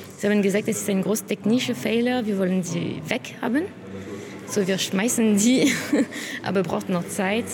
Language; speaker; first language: German; non-native, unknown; French